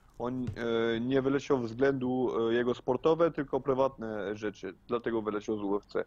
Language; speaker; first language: Polish; early bilingual, heritage; Polish